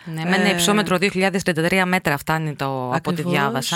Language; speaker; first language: Greek; native; Greek